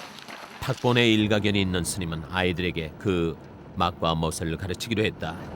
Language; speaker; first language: Korean; native; Korean